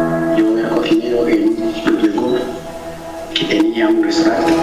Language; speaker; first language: Spanish; non-native, learner; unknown